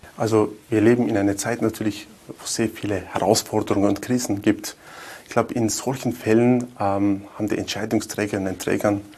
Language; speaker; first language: German; native; German